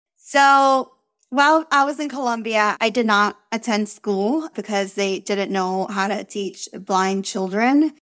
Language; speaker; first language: English; early bilingual, other home language; Spanish